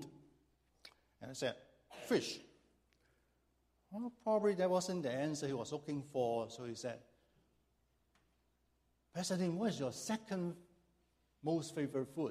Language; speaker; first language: English; non-native, local second language; Cantonese